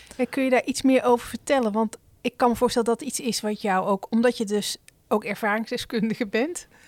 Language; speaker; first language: Dutch; native; Dutch